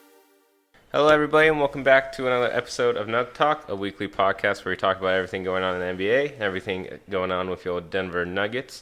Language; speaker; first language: English; native; English